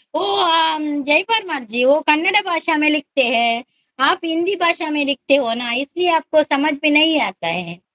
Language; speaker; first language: Hindi; non-native, local second language; Kannada